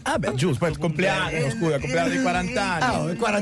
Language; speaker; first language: Italian; native; Italian